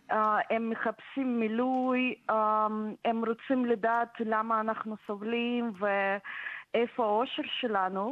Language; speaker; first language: Hebrew; non-native, fluent; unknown